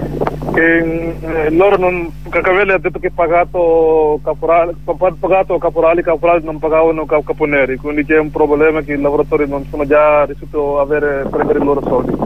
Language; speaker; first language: Italian; non-native, learner; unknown